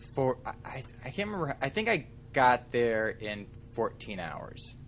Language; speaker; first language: English; native; English